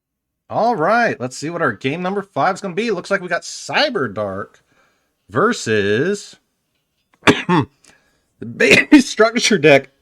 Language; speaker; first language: English; native; English